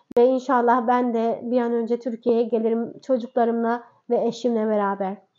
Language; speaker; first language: Turkish; native; Turkish